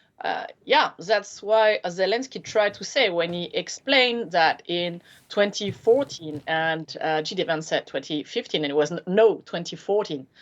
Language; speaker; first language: English; non-native, fluent; French